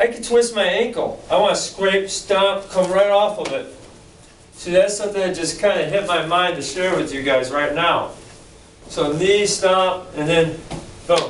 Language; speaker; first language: English; native; English